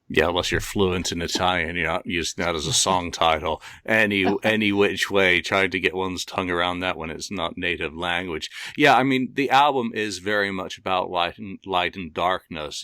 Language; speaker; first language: English; native; English